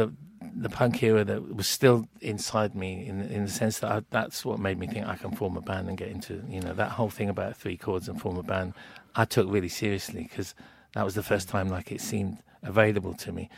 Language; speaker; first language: English; native; English